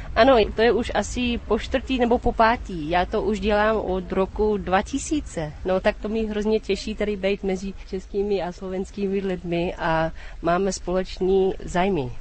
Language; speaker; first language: Czech; non-native, fluent; English